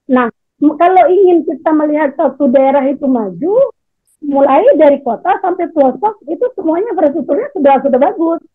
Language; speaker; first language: Indonesian; native; Indonesian